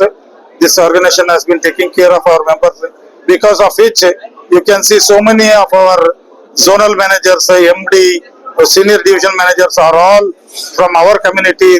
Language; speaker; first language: English; non-native, local second language; Telugu